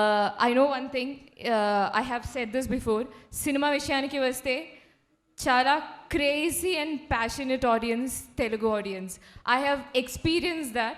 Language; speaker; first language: Telugu; non-native, local second language; Malayalam